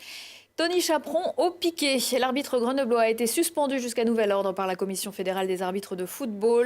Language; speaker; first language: French; native; French